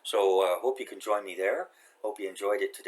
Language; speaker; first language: English; native; English